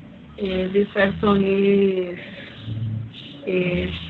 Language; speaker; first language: English; non-native, learner; Spanish